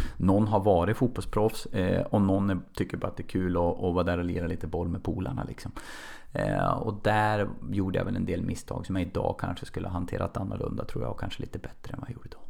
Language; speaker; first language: Swedish; native; Swedish